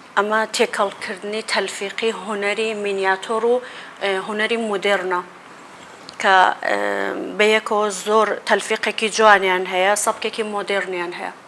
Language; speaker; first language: Central Kurdish; native; Central Kurdish